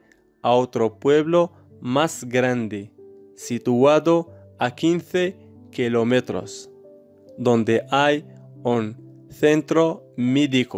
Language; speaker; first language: Spanish; non-native, learner; Arabic